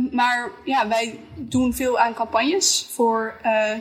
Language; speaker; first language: Dutch; native; Dutch